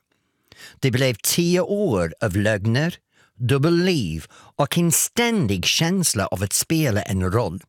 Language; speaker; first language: Swedish; non-native, fluent; English